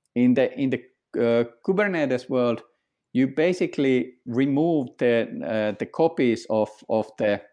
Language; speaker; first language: English; non-native, fluent; Finnish